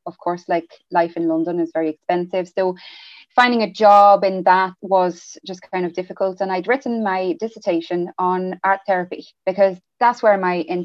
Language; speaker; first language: English; non-native, fluent; French